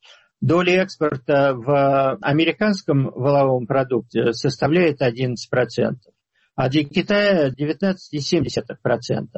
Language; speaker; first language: Russian; native; Russian